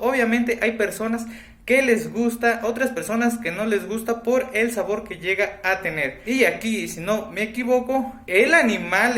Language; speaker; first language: Spanish; native; Spanish